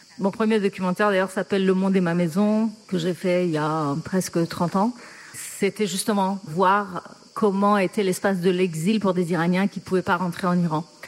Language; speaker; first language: French; non-native, fluent; Persian